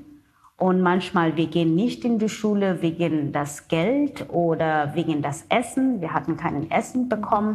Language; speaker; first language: German; non-native, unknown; Zulu